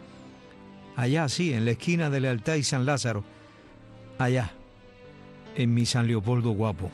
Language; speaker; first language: Spanish; native; Spanish